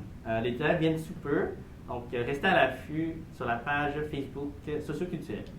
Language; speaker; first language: French; native; French